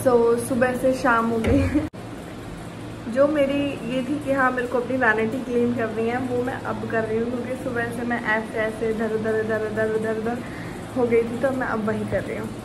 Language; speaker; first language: Hindi; native; Hindi